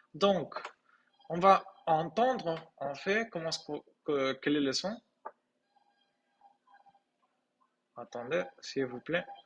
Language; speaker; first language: French; non-native, fluent; Spanish